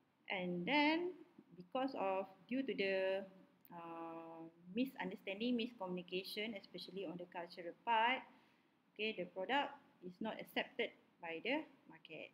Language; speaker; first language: English; non-native, local second language; Malay